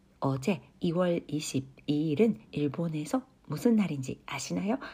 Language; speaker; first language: Korean; non-native, fluent; Japanese